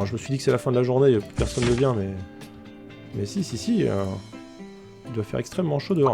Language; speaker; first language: French; native; French